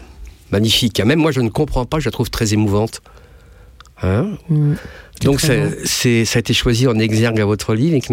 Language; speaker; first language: French; native; French